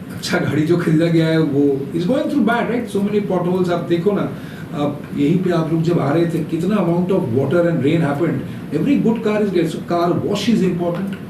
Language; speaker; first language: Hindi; non-native, local second language; Bangla